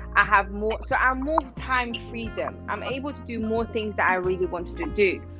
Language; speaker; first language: English; non-native, fluent; Persian